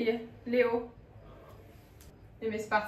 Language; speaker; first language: Italian; non-native, learner; French